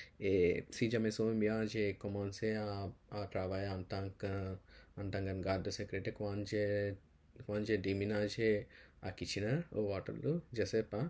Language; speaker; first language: French; non-native, learner; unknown